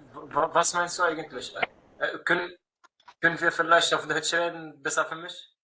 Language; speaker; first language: German; non-native, fluent; Arabic